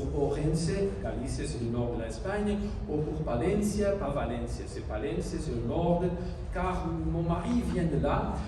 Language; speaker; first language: French; non-native, learner; Spanish